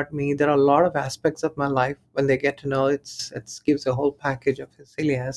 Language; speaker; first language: English; non-native, local second language; Tamil